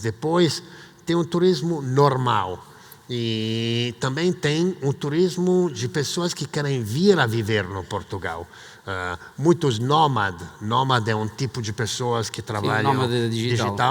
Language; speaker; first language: Portuguese; non-native, fluent; Italian